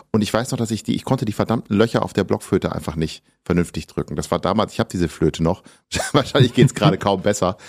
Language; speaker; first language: German; native; German